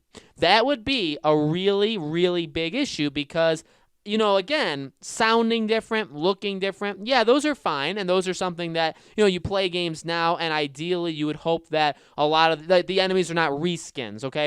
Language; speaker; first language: English; native; English